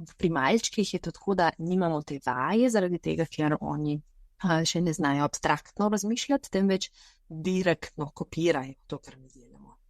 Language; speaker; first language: Slovenian; non-native, fluent; Bulgarian